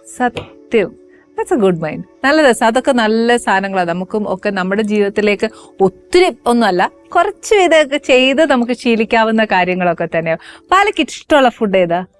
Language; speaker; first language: Malayalam; native; Malayalam